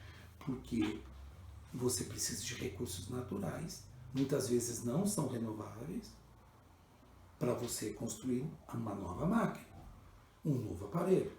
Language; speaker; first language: Portuguese; native; Portuguese